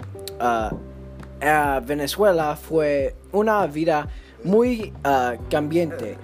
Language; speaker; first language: Spanish; non-native, learner; English